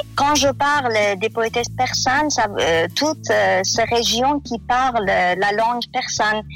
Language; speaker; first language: French; non-native, fluent; Persian